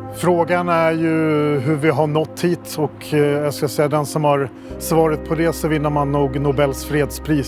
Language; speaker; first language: Swedish; native; Swedish